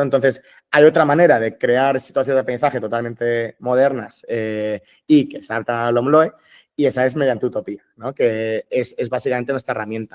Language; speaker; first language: Spanish; native; Spanish